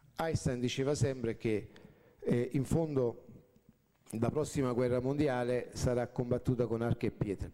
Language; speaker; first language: Italian; native; Italian